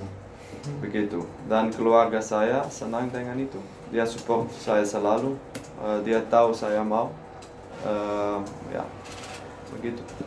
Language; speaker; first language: Indonesian; non-native, learner; Dutch